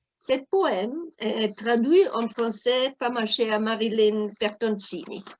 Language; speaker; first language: French; non-native, fluent; German